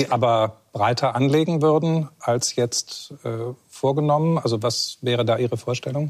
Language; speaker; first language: German; native; German